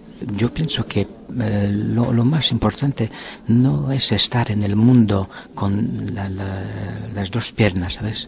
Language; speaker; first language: Spanish; non-native, fluent; French